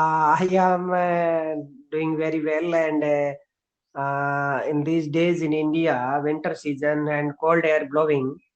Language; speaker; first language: English; non-native, learner; Hindi